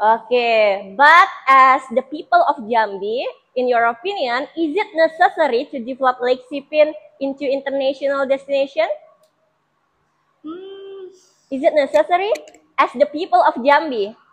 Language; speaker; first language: English; non-native, fluent; Indonesian